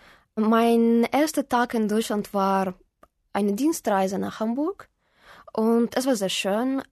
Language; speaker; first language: German; non-native, fluent; Russian